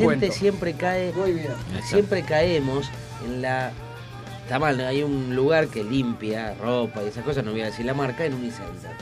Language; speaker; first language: Spanish; native; Spanish